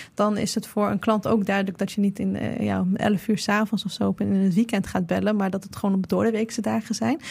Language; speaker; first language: Dutch; early bilingual, other home language; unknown